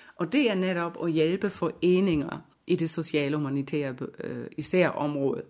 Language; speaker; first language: Danish; non-native, fluent; German